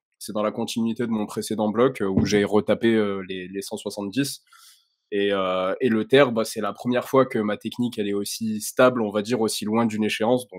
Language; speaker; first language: French; native; French